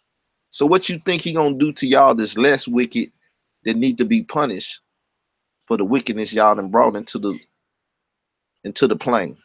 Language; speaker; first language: English; native; English